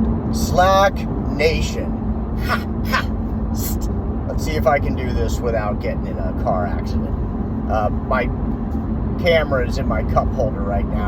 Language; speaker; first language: English; native; English